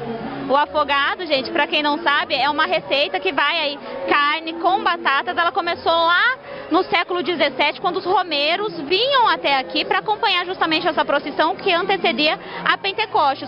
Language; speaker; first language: Portuguese; native; Portuguese